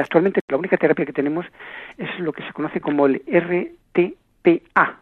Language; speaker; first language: Spanish; native; Spanish